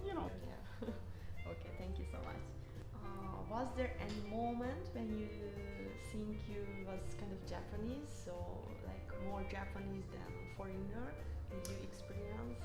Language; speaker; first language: English; non-native, fluent; Japanese